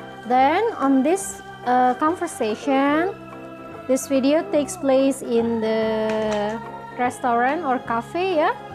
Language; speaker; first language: English; non-native, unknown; Indonesian